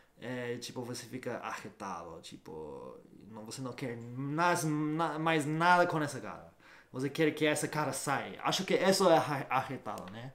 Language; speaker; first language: Portuguese; non-native, learner; English